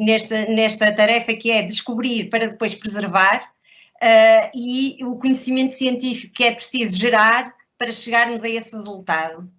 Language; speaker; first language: Portuguese; native; Portuguese